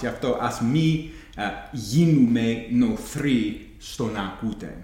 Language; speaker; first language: Greek; non-native, fluent; English